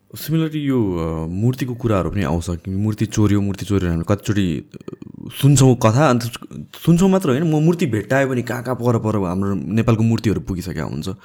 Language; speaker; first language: Nepali; native; Nepali